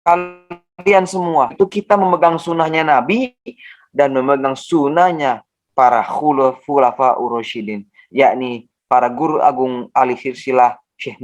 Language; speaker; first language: Indonesian; native; Indonesian